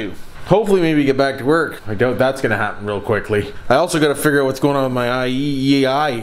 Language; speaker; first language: English; native; English